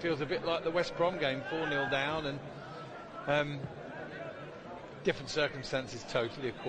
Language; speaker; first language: English; native; English